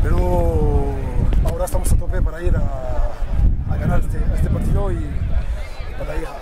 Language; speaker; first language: Spanish; non-native, learner; French